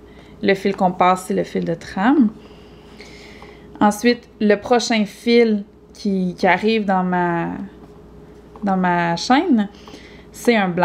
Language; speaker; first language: French; native; French